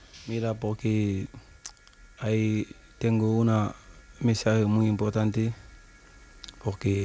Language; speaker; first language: Spanish; non-native, learner; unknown